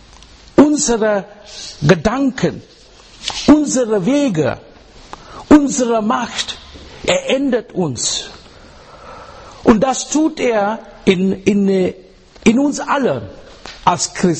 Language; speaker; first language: German; non-native, learner; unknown